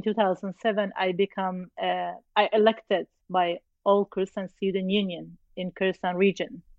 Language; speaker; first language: English; non-native, fluent; Persian